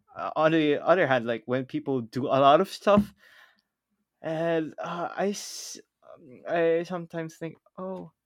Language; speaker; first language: English; non-native, local second language; Filipino